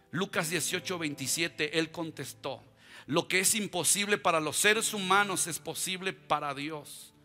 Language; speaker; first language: Spanish; native; Spanish